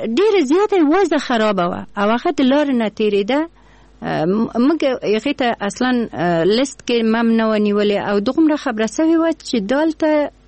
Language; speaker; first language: Pashto; non-native, local second language; Persian